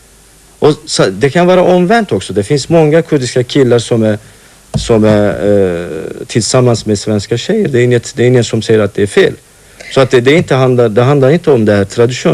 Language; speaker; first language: Swedish; non-native, fluent; Kurdish